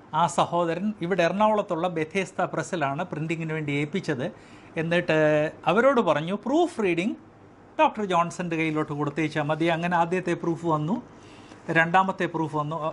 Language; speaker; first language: Malayalam; non-native, local second language; Hindi